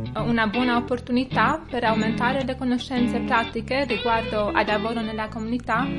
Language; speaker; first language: Italian; non-native, fluent; Albanian